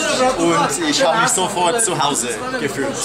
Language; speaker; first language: German; non-native, fluent; English